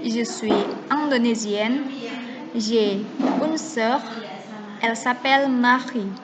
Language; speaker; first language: French; non-native, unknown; Indonesian